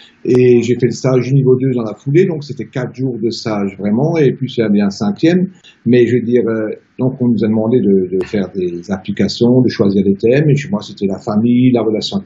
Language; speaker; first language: French; native; French